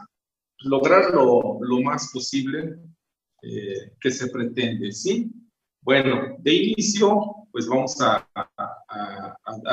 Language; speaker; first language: Spanish; native; Spanish